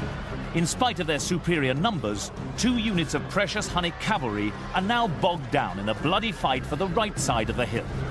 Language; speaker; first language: English; native; English